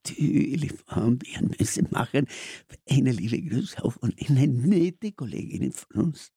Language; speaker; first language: German; non-native, learner; Spanish